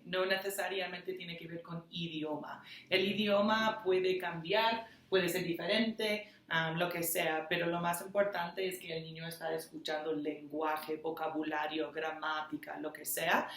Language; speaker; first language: Spanish; non-native, fluent; English